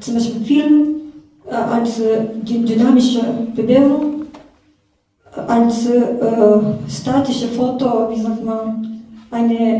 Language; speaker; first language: German; non-native, learner; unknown